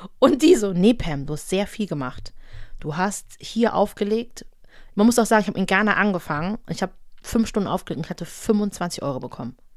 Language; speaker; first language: German; native; German